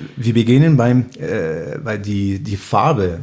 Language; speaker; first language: German; non-native, learner; Arabic